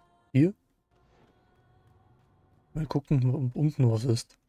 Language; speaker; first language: German; native; German